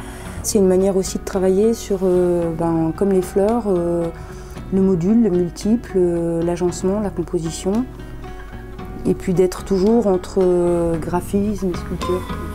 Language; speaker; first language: French; native; French